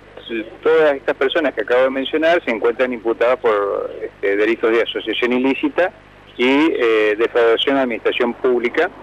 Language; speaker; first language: Spanish; native; Spanish